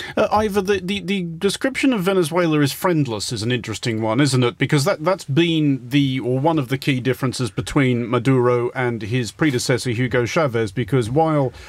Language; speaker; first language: English; native; English